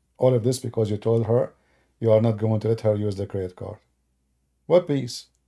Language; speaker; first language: English; non-native, fluent; Arabic